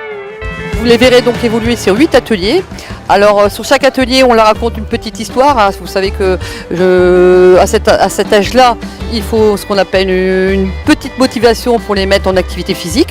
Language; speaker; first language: French; native; French